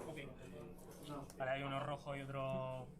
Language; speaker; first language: Spanish; native; Spanish